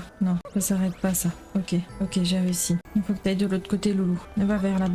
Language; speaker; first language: French; native; French